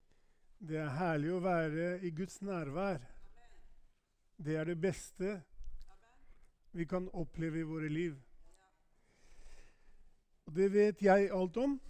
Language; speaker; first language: Norwegian; non-native, fluent; Albanian